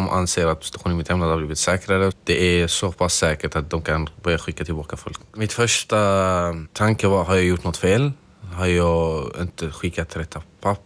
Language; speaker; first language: Swedish; non-native, fluent; Arabic